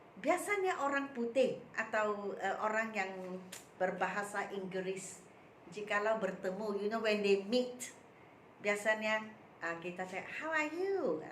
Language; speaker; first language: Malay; non-native, local second language; Min Nan Chinese